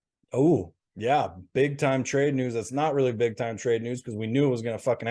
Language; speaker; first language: English; native; English